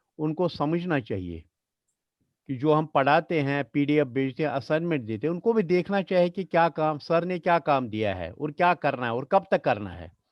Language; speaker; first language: Hindi; non-native, local second language; Kashmiri